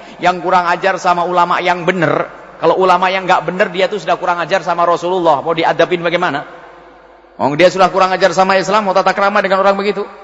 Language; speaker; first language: Indonesian; non-native, local second language; Javanese